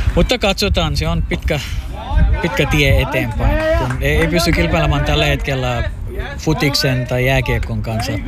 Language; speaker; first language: Finnish; non-native, fluent; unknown